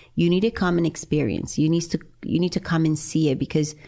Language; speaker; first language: English; non-native, fluent; Spanish